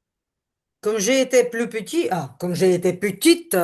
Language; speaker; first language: French; non-native, learner; Ukrainian